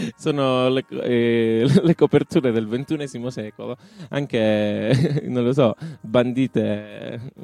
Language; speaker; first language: Italian; native; Italian